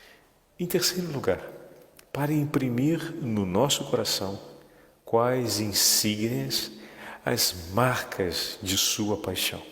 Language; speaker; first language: Portuguese; native; Portuguese